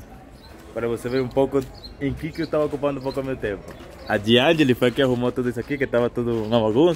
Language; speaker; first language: Portuguese; non-native, fluent; Spanish